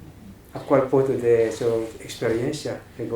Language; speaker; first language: Spanish; non-native, fluent; English